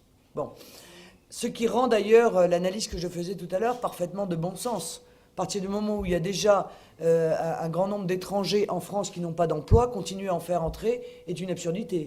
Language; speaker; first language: French; native; French